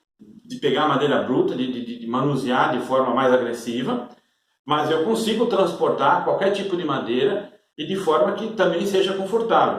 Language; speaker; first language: Portuguese; native; Portuguese